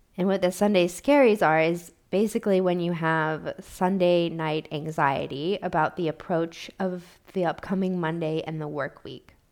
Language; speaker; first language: English; native; English